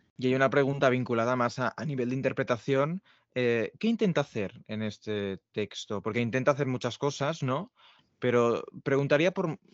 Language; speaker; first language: Spanish; non-native, local second language; Catalan